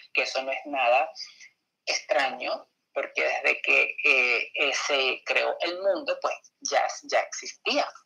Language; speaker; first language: Spanish; native; Spanish